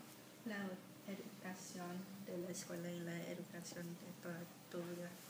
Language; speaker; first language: Spanish; non-native, learner; English